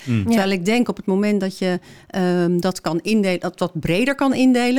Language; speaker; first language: Dutch; native; Dutch